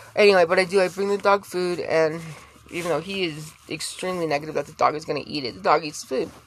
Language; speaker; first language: English; native; English